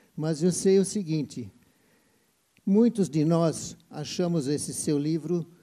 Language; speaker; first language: Portuguese; non-native, fluent; German